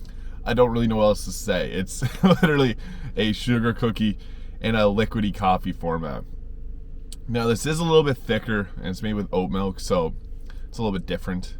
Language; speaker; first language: English; native; English